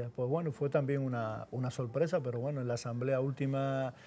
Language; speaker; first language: Spanish; native; Spanish